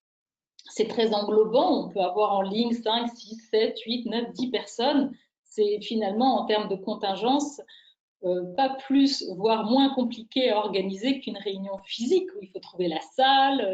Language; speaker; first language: French; native; French